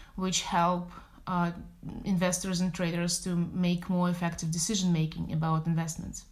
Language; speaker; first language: English; non-native, fluent; Russian